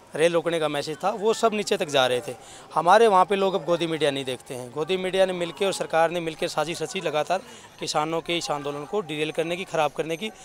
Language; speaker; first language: Hindi; native; Hindi